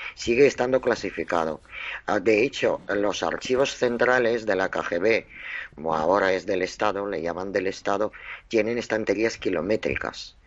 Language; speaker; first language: Spanish; non-native, fluent; Russian